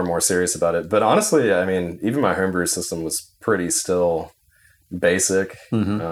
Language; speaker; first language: English; native; English